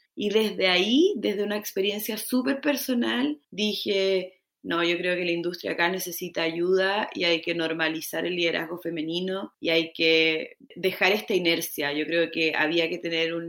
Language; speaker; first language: Spanish; native; Spanish